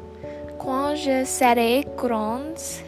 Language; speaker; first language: French; non-native, learner; English